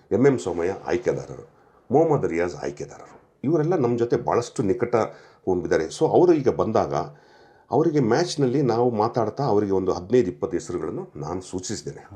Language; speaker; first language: Kannada; non-native, local second language; Kodava